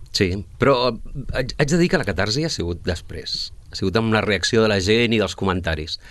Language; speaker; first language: Catalan; early bilingual, other home language; Spanish